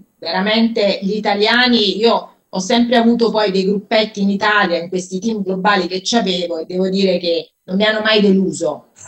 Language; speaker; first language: Italian; native; Italian